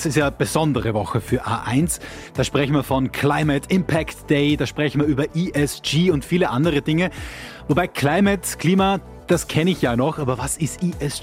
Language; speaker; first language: German; native; German